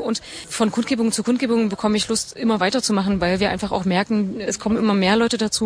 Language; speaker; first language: German; native; German